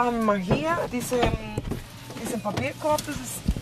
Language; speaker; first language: German; non-native, fluent; Spanish